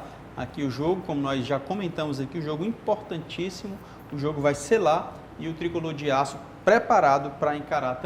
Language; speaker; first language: Portuguese; native; Portuguese